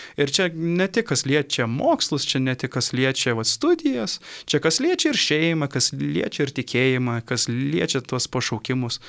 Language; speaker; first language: Lithuanian; early bilingual, heritage; Lithuanian